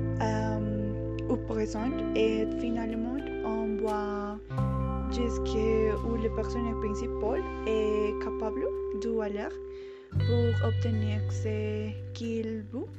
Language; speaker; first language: French; non-native, learner; Spanish